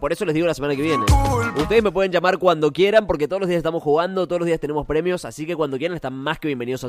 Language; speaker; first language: Spanish; native; Spanish